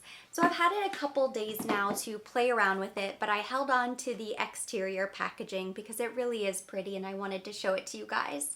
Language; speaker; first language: English; native; English